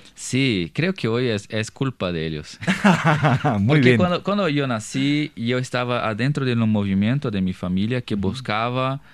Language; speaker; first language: Spanish; non-native, learner; Portuguese